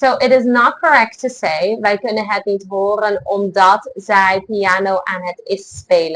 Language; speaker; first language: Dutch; non-native, fluent; English